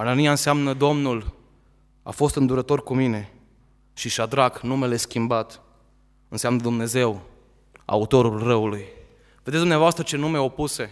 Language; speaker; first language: Romanian; native; Romanian